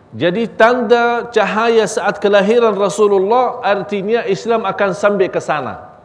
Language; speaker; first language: Malay; non-native, fluent; Arabic